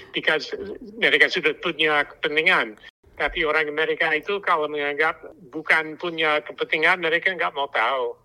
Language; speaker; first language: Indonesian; non-native, fluent; English